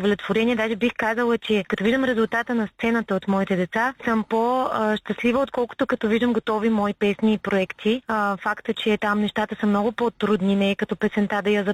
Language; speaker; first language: Bulgarian; native; Bulgarian